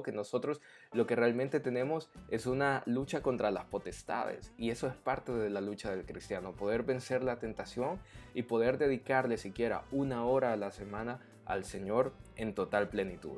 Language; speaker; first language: Spanish; native; Spanish